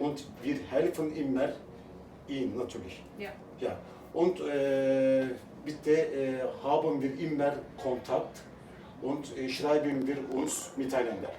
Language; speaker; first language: German; non-native, learner; Turkish